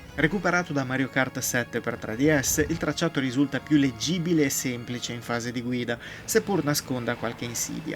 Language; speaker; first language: Italian; native; Italian